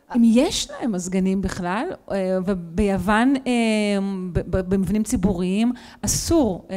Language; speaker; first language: Hebrew; native; Hebrew